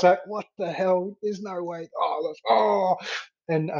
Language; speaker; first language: English; native; English